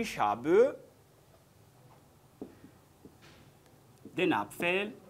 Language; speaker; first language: German; non-native, learner; French